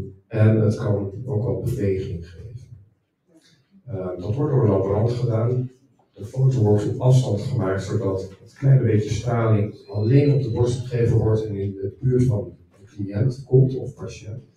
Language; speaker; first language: Dutch; native; Dutch